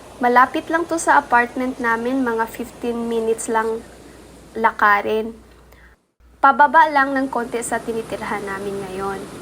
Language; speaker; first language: Filipino; non-native, local second language; Cebuano